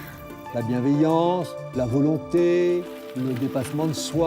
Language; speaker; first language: French; native; French